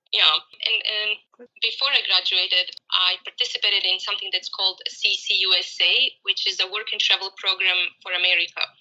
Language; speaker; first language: English; non-native, fluent; Croatian